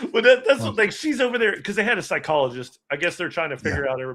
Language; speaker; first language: English; native; English